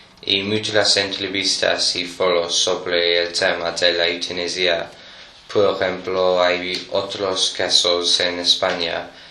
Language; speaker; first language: Spanish; non-native, learner; English